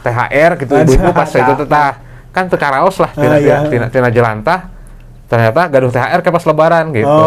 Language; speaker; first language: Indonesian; non-native, local second language; Sundanese